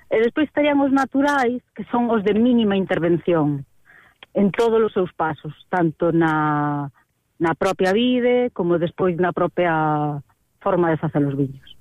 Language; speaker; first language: Galician; native; Galician